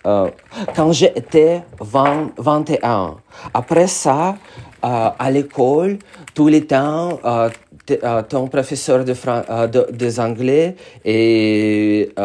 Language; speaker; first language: French; non-native, learner; Russian